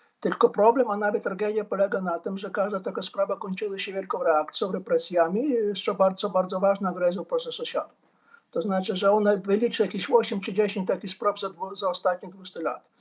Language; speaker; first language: Polish; non-native, fluent; Ukrainian